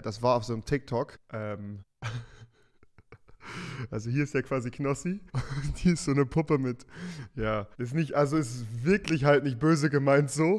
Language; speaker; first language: German; native; German